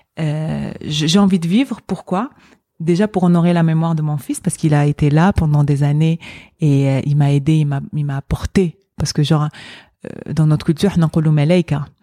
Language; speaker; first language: French; non-native, local second language; Arabic